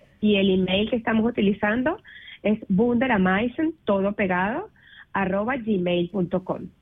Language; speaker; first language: Spanish; native; Spanish